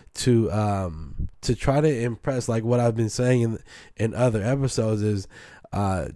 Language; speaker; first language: English; native; English